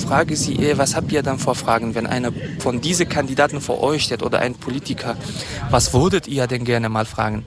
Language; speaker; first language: German; non-native, fluent; Kurdish